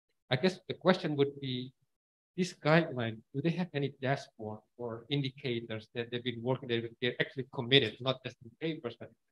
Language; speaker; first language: English; non-native, fluent; Indonesian